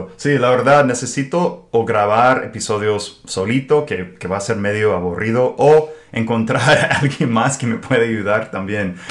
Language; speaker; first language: Spanish; non-native, fluent; English